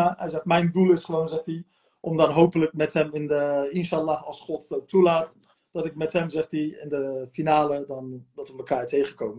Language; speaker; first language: Dutch; early bilingual, other home language; Turkish